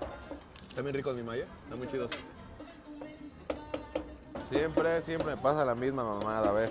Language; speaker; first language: Spanish; native; Spanish